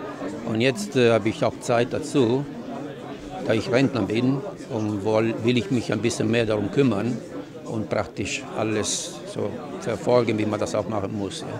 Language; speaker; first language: German; non-native, fluent; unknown